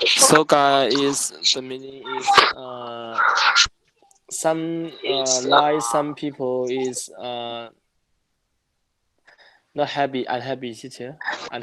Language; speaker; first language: English; non-native, learner; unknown